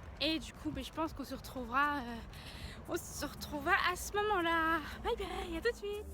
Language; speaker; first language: French; native; French